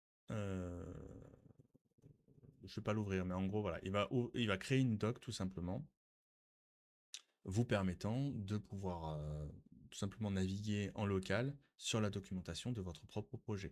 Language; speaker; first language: French; native; French